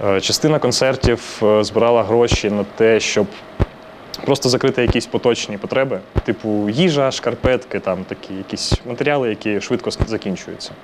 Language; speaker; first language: Ukrainian; non-native, local second language; Russian